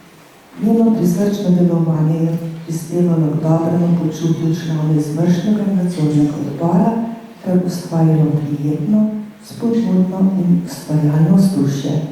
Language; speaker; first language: Slovenian; native; Slovenian